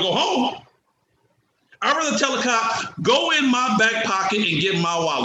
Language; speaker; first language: English; native; English